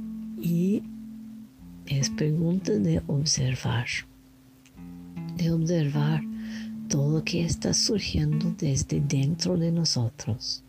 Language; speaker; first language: Spanish; non-native, learner; French